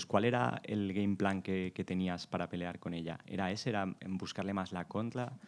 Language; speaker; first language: Spanish; native; Spanish